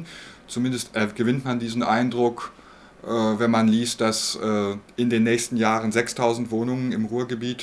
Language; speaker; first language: German; native; German